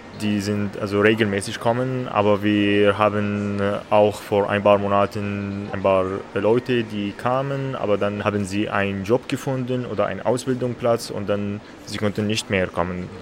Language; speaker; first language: German; non-native, learner; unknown